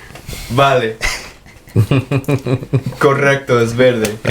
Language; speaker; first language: Spanish; non-native, fluent; English